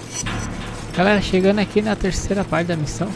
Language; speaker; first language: Portuguese; native; Portuguese